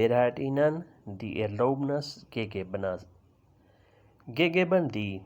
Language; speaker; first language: German; non-native, learner; Urdu